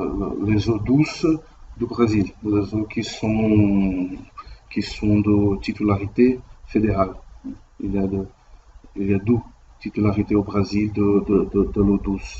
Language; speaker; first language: French; non-native, learner; Portuguese